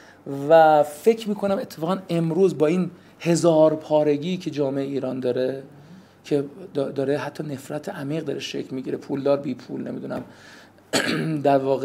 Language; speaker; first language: Persian; native; Persian